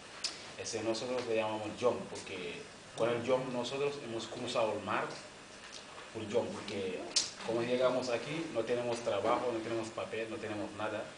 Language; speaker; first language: Spanish; non-native, learner; Wolof